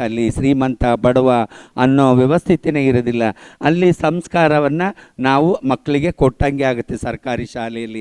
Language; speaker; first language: Kannada; native; Kannada